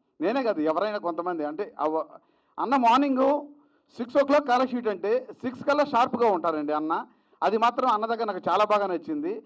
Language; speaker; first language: Telugu; native; Telugu